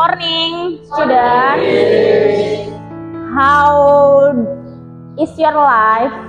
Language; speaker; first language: English; non-native, learner; Indonesian